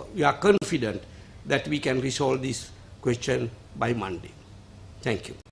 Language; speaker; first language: English; non-native, local second language; Sinhala